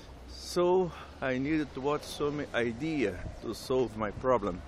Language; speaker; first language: English; non-native, learner; Portuguese